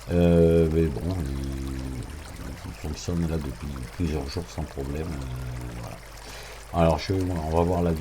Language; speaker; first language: French; native; French